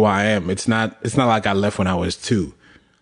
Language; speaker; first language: English; non-native, fluent; Haitian Creole